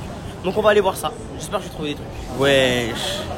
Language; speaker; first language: French; native; French